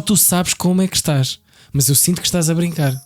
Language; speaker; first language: Portuguese; native; Portuguese